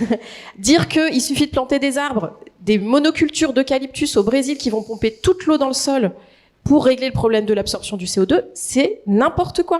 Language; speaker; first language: French; native; French